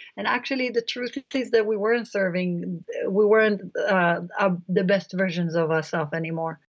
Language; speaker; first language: English; non-native, fluent; Hebrew